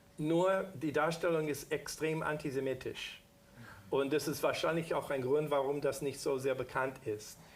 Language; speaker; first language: German; non-native, fluent; English